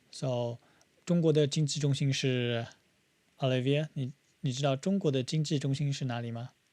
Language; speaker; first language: Chinese; non-native, fluent; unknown